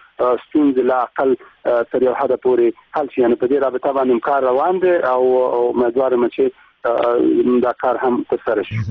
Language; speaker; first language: Pashto; native; Pashto